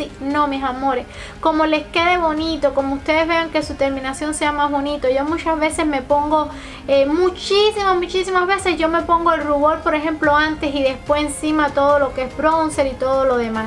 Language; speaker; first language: Spanish; native; Spanish